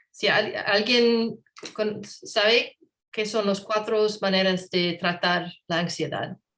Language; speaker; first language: Spanish; non-native, learner; English